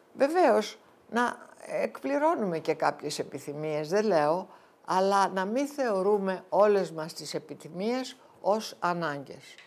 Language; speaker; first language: Greek; early bilingual, heritage; Greek